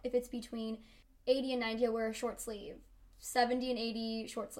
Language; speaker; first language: English; early bilingual, other home language; Spanish